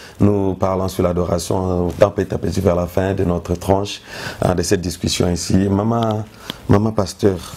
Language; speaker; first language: French; non-native, local second language; Lingala